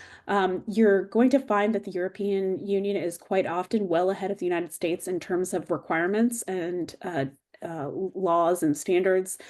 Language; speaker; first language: English; native; English